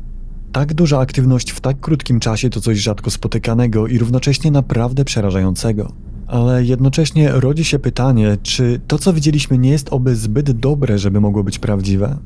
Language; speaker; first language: Polish; native; Polish